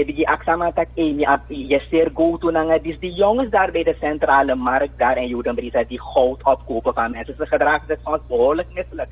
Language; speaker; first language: Dutch; native; Dutch